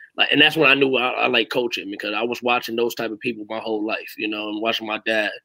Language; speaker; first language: English; native; English